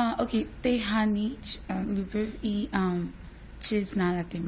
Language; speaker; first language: Ukrainian; non-native, learner; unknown